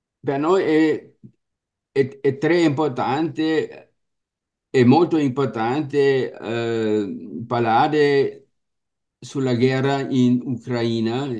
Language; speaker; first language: Italian; non-native, learner; German